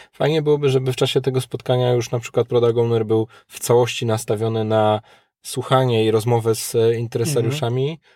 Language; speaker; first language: Polish; native; Polish